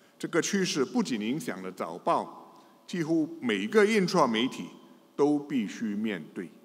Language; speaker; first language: Chinese; non-native, local second language; English